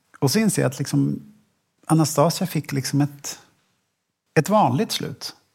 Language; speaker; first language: Swedish; native; Swedish